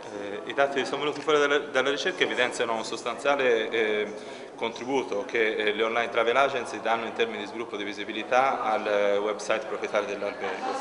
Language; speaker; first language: Italian; native; Italian